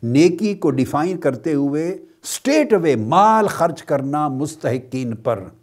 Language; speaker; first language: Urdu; non-native, local second language; Punjabi